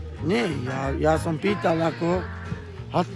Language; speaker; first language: Slovak; non-native, local second language; Hungarian